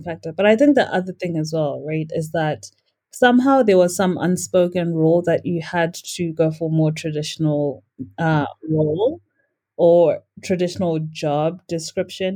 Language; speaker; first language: English; non-native, local second language; Shona